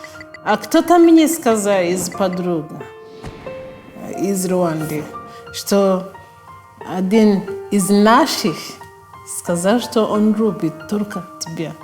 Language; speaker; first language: Russian; non-native, fluent; Kinyarwanda